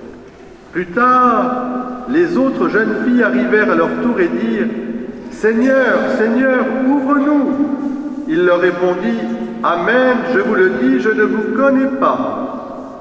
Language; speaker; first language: French; native; French